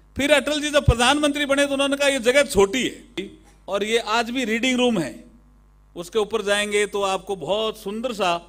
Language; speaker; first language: Hindi; native; Hindi